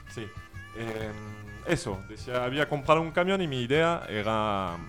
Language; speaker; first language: Spanish; non-native, fluent; French